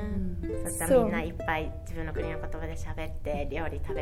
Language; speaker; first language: Japanese; native; Japanese